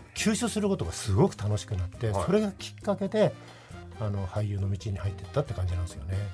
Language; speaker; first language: Japanese; native; Japanese